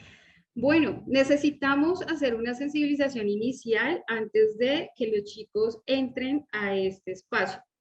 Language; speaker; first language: Spanish; native; Spanish